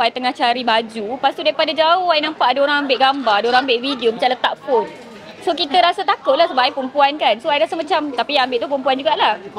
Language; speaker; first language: Malay; non-native, local second language; Tamil